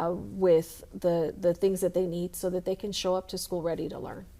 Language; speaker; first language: English; native; English